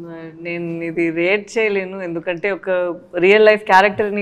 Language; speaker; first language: Telugu; non-native, fluent; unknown